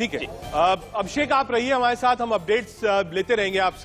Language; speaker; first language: Hindi; native; Hindi